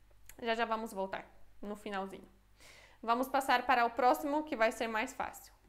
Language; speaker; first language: Portuguese; non-native, fluent; Polish